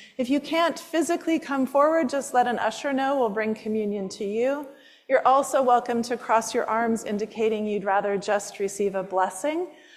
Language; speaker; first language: English; native; English